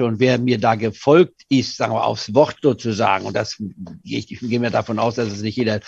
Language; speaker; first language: German; native; German